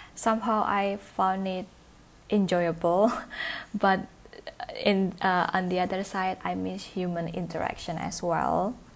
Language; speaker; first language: English; non-native, learner; Indonesian